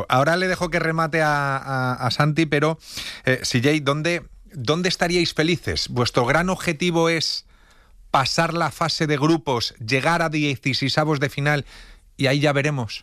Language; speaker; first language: Spanish; native; Spanish